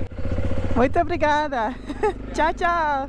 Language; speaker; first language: Portuguese; non-native, learner; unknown